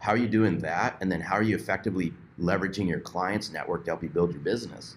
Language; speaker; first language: English; native; English